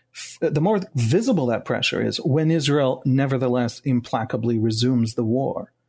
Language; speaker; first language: English; non-native, fluent; Hebrew